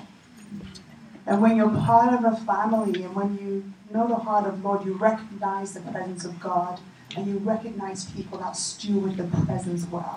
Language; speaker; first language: English; native; English